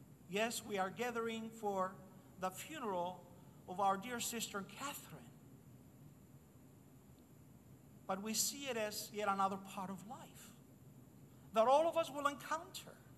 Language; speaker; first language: English; native; English